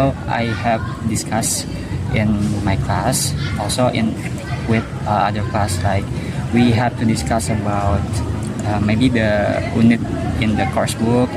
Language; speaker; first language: English; non-native, learner; Indonesian